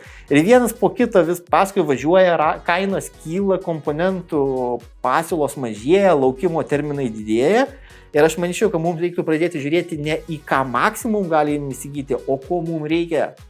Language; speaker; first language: Lithuanian; native; Lithuanian